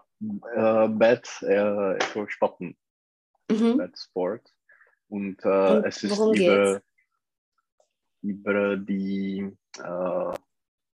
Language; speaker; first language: German; non-native, learner; Czech